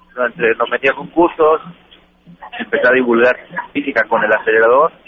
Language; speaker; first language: Spanish; native; Spanish